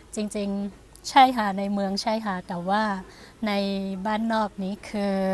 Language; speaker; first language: Thai; non-native, fluent; Burmese